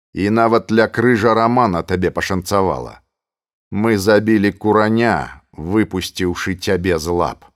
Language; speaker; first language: Belarusian; native; Belarusian